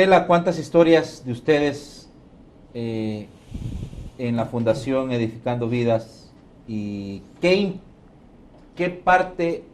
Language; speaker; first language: Spanish; native; Spanish